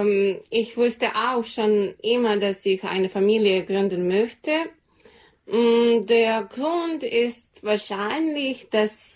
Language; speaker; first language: German; non-native, learner; Serbian